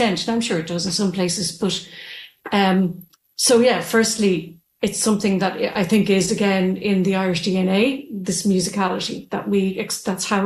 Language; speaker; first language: English; native; English